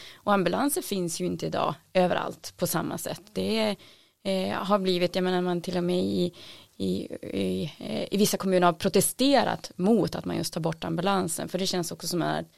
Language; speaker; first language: Swedish; native; Swedish